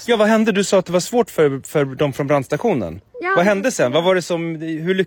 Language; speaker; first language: Swedish; native; Swedish